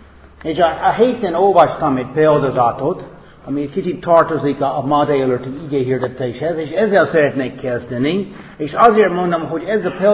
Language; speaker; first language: Hungarian; non-native, fluent; English